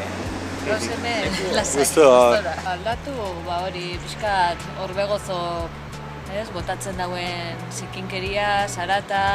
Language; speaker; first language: Basque; native; Basque